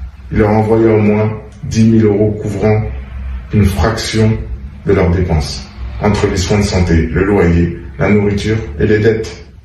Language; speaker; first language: French; native; French